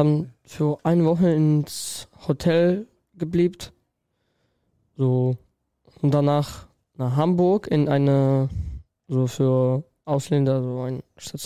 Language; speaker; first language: German; non-native, learner; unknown